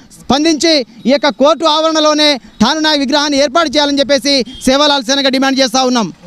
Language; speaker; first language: Telugu; non-native, local second language; Lambadi